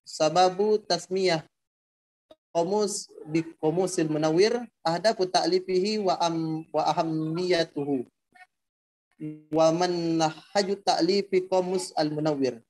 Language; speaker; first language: Arabic; non-native, learner; Indonesian